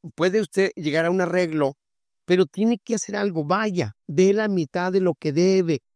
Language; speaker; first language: Spanish; native; Spanish